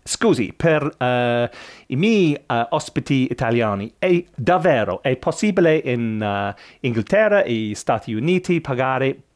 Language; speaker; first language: Italian; non-native, learner; English